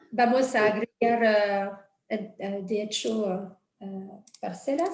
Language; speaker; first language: Spanish; non-native, fluent; French